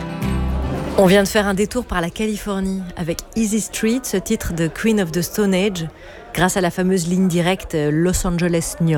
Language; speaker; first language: French; native; French